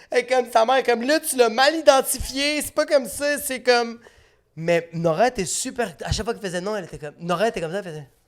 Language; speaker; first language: French; native; French